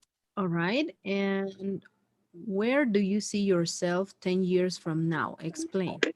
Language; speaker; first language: English; non-native, fluent; Spanish